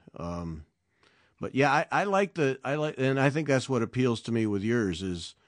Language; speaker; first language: English; native; English